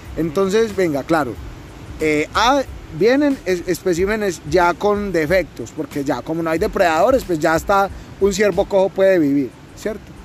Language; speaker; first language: Spanish; native; Spanish